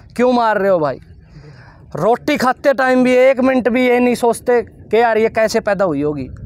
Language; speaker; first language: Hindi; native; Hindi